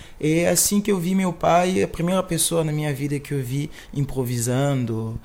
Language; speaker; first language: Portuguese; non-native, fluent; Lingala